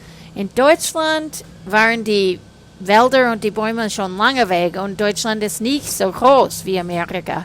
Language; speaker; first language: German; non-native, fluent; English